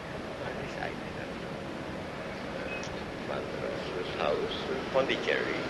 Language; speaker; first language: English; non-native, learner; Japanese